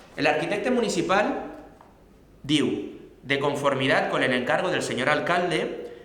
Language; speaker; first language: Spanish; non-native, local second language; Catalan